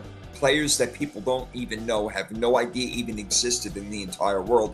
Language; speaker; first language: English; native; English